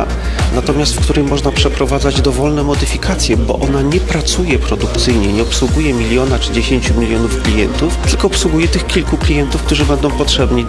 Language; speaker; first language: Polish; native; Polish